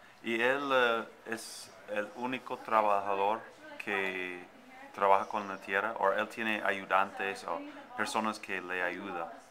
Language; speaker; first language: Spanish; non-native, fluent; English